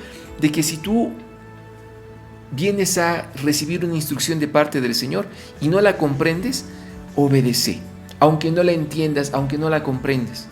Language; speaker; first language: Spanish; native; Spanish